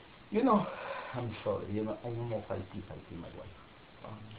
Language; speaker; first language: English; non-native, learner; Spanish